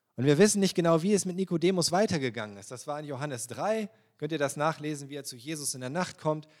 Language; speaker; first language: German; native; German